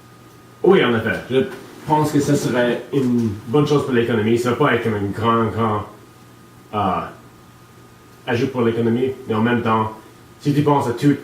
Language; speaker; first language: French; non-native, local second language; English